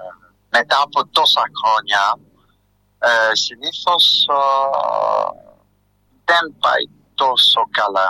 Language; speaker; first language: Greek; non-native, fluent; French